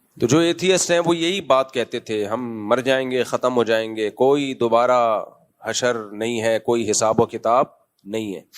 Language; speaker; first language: Urdu; native; Urdu